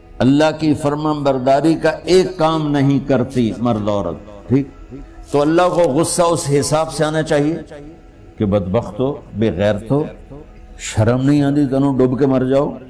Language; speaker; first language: Urdu; non-native, local second language; Punjabi